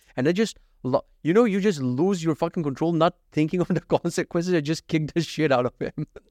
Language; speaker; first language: English; non-native, fluent; Macedonian